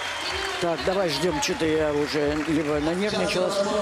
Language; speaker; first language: Russian; native; Russian